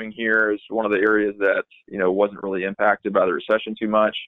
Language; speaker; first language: English; native; English